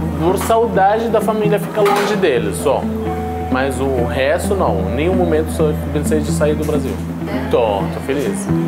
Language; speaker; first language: Portuguese; non-native, learner; Arabic